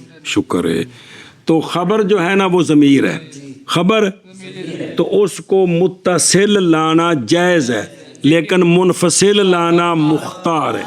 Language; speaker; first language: Hindi; non-native, local second language; Punjabi